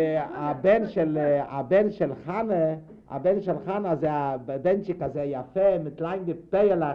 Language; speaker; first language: Hebrew; non-native, fluent; Yiddish